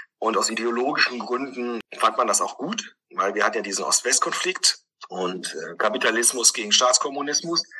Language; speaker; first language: German; early bilingual, other home language; Greek